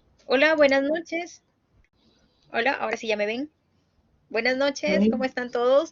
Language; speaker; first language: Spanish; native; Spanish